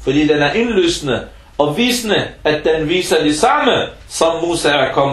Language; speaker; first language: Danish; non-native, fluent; Arabic